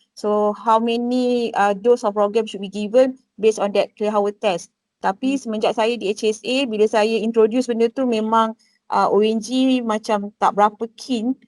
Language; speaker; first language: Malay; native; Malay